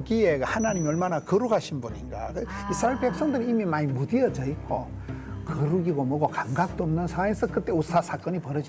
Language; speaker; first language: Korean; native; Korean